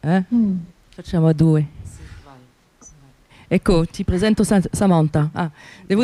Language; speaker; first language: Italian; non-native, fluent; French